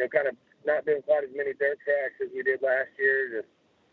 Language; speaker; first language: English; native; English